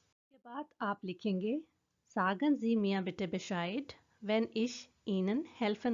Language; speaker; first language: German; non-native, fluent; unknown